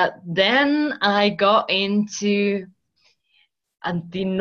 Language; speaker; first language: English; non-native, fluent; Finnish